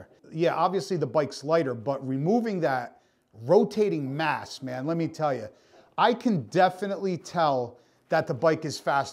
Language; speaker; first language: English; native; English